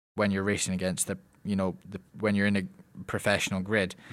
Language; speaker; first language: English; native; English